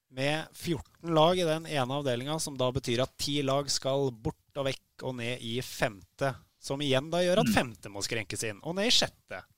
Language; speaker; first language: Norwegian; native; Norwegian